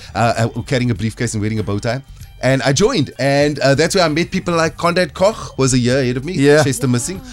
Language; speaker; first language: English; native; English